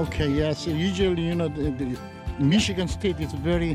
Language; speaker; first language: English; non-native, local second language; Korean